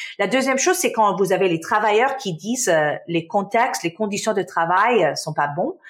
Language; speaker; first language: French; early bilingual, other home language; Arabic